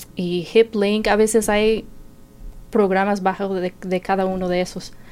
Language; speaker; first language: Spanish; non-native, fluent; English